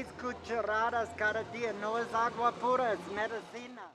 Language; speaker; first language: Spanish; non-native, learner; English